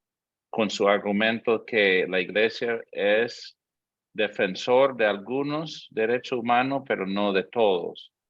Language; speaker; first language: Spanish; non-native, fluent; English